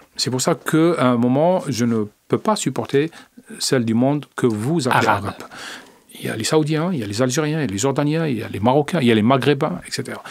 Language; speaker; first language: French; non-native, local second language; Arabic